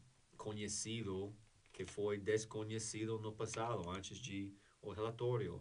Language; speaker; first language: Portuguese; non-native, learner; English